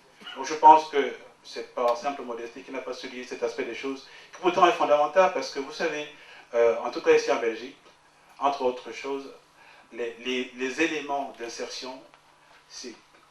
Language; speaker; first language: French; native; French